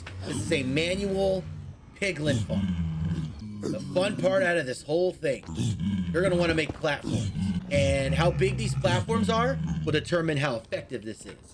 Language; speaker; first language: English; native; English